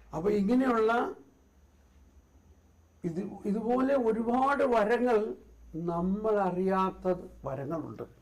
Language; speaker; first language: Malayalam; native; Malayalam